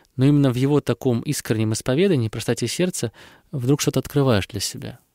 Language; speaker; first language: Russian; native; Russian